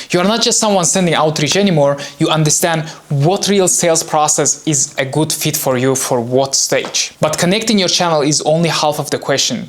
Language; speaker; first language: English; non-native, fluent; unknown